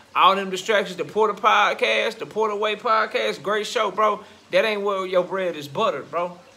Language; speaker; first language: English; native; English